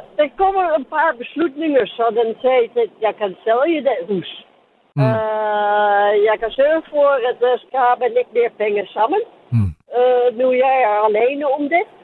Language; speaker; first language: Danish; non-native, fluent; Dutch